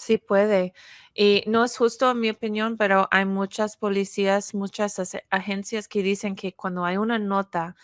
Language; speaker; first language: Spanish; non-native, fluent; English